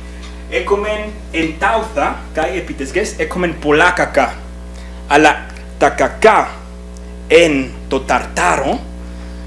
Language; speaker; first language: Greek; non-native, fluent; Spanish